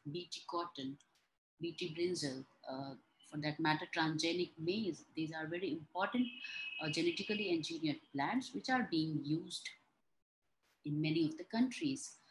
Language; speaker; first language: English; non-native, local second language; Hindi